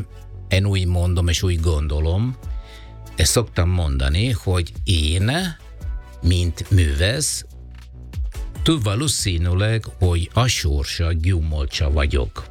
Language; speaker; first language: Hungarian; non-native, fluent; Italian